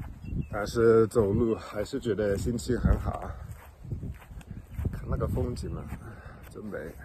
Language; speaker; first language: Chinese; non-native, fluent; English